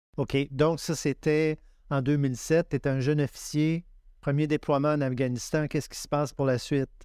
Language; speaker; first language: French; native; French